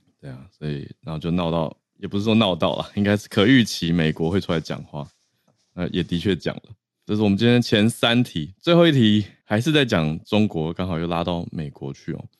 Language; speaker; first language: Chinese; native; Chinese